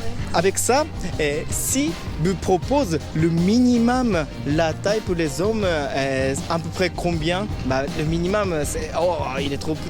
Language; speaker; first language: French; non-native, learner; Japanese